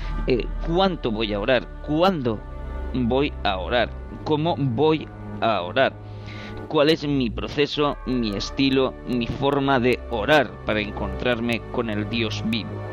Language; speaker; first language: Spanish; native; Spanish